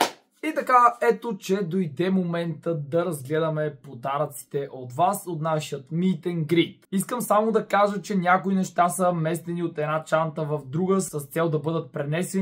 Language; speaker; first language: Bulgarian; native; Bulgarian